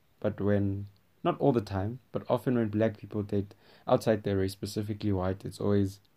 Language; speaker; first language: English; non-native, local second language; Tswana